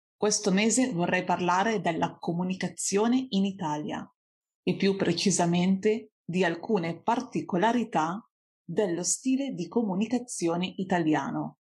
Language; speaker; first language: Italian; native; Italian